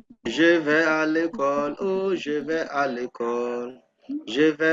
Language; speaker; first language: French; non-native, fluent; Akan